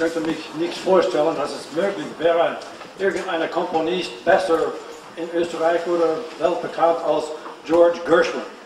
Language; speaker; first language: German; non-native, learner; English